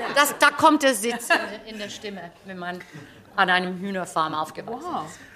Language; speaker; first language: German; non-native, fluent; English